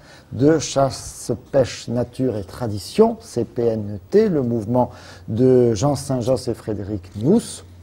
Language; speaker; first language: French; native; French